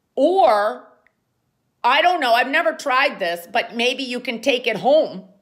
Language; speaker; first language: English; native; English